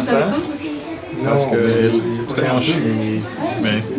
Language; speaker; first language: French; non-native, learner; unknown